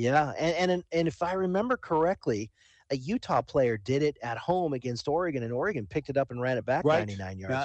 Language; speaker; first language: English; native; English